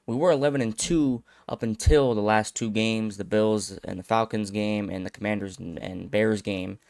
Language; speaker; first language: English; native; English